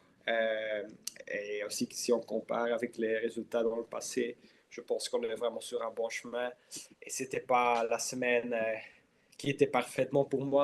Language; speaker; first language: French; non-native, local second language; Dutch